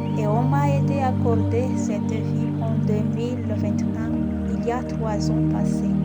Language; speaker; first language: French; non-native, local second language; Malagasy